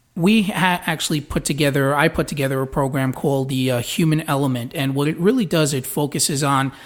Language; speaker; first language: English; native; English